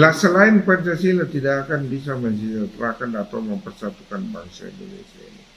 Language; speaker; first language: Indonesian; non-native, local second language; Batak Toba